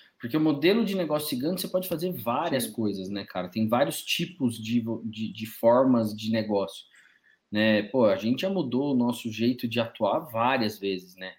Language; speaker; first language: Portuguese; native; Portuguese